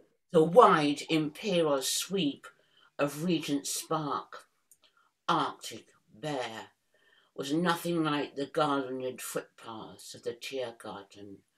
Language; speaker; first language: English; native; English